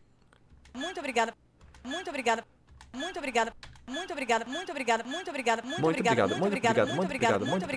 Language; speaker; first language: Portuguese; native; Portuguese